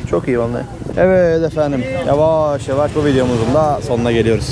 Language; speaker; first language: Turkish; native; Turkish